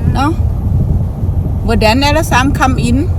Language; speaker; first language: Danish; non-native, learner; Thai